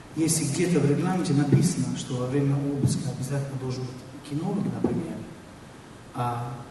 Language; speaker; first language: Russian; non-native, fluent; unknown